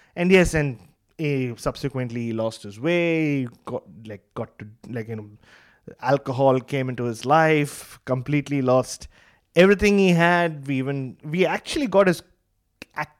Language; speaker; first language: English; non-native, local second language; Tamil